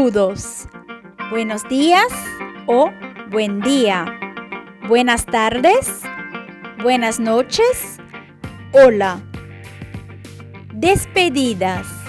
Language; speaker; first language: Spanish; non-native, fluent; Portuguese